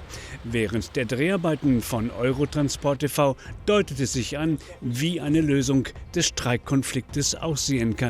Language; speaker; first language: German; native; German